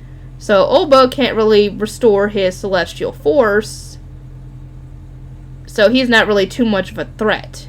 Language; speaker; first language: English; native; English